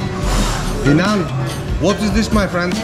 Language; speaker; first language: English; non-native, fluent; Greek